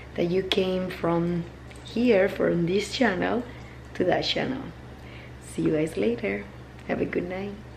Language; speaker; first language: English; non-native, learner; Spanish